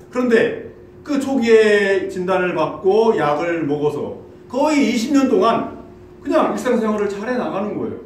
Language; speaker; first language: Korean; native; Korean